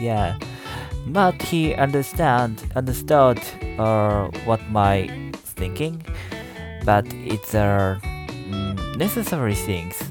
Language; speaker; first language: English; non-native, learner; Japanese